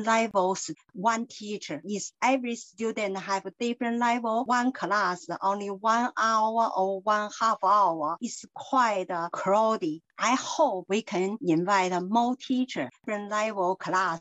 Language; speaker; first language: English; non-native, learner; Chinese